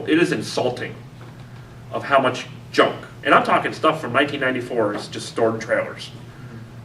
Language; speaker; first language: English; native; English